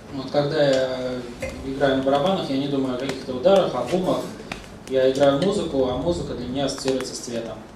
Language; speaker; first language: Russian; native; Russian